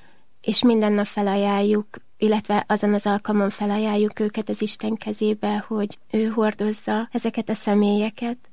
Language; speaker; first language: Hungarian; native; Hungarian